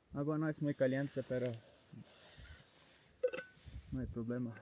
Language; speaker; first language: Spanish; non-native, learner; Estonian